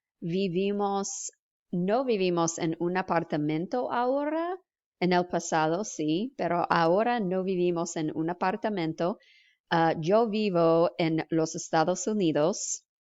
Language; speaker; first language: Spanish; non-native, fluent; English